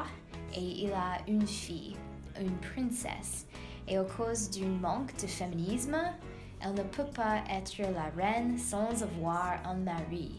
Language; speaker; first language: French; non-native, learner; English